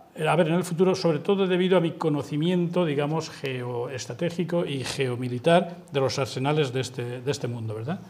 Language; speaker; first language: Spanish; native; Spanish